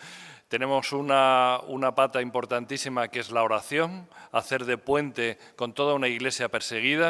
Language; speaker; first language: Spanish; native; Spanish